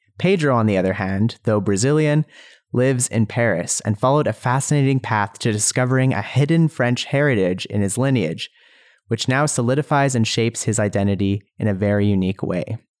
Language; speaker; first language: English; native; English